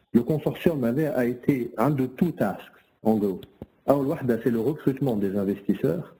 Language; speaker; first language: French; non-native, local second language; Arabic